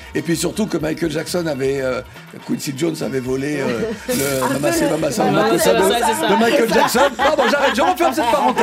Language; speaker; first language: French; native; French